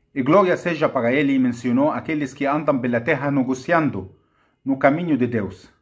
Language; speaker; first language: Portuguese; non-native, fluent; Arabic